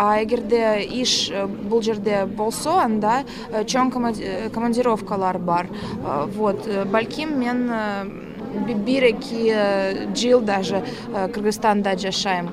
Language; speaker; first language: Kyrgyz; non-native, learner; Russian